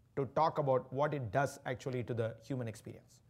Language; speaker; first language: English; non-native, local second language; Tamil